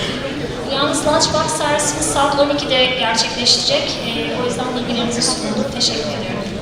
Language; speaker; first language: Turkish; native; Turkish